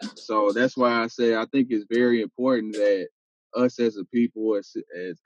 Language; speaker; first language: English; native; English